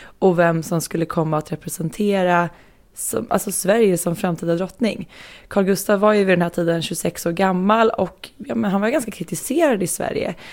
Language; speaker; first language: Swedish; native; Swedish